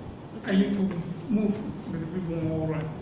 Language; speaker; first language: English; non-native, local second language; Malay